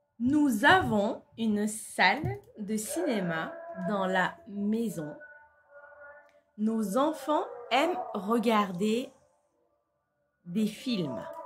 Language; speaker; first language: French; non-native, fluent; Turkish